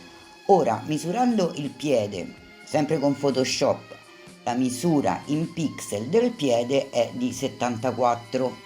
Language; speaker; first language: Italian; native; Italian